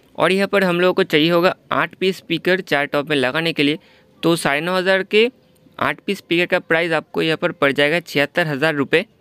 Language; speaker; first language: Hindi; non-native, local second language; Bangla